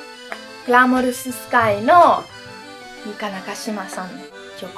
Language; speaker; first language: Japanese; non-native, fluent; Italian